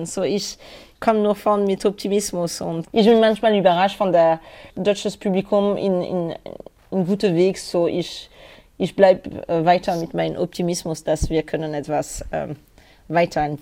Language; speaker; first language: German; non-native, learner; French